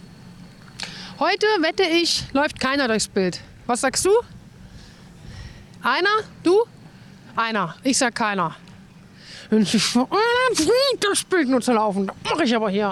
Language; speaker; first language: German; native; German